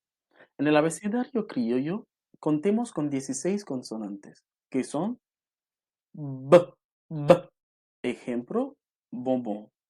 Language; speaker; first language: Spanish; non-native, local second language; Haitian Creole